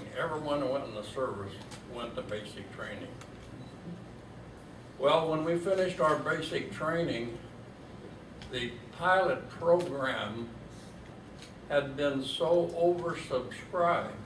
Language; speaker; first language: English; native; English